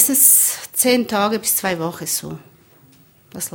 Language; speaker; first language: German; non-native, learner; Bosnian